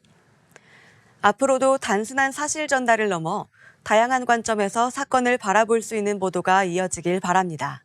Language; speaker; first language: Korean; native; Korean